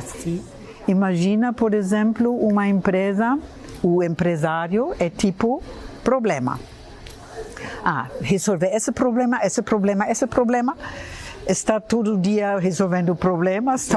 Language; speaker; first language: Portuguese; non-native, fluent; German